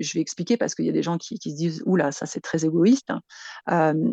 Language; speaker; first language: French; native; French